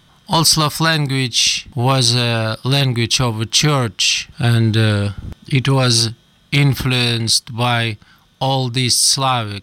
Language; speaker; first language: English; non-native, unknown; Russian